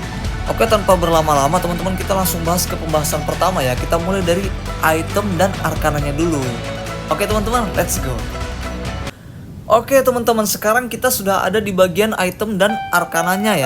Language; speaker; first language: Indonesian; native; Indonesian